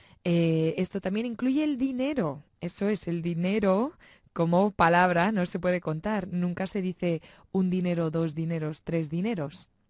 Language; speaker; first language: Spanish; native; Spanish